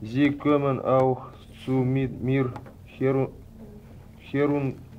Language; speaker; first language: German; non-native, learner; Turkish